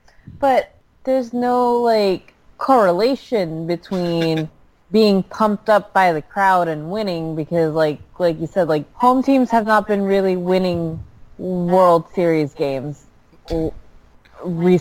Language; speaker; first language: English; early bilingual, other home language; Filipino